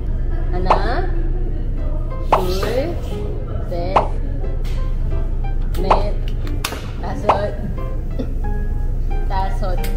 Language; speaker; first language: Korean; non-native, learner; Filipino